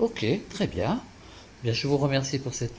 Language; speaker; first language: French; native; French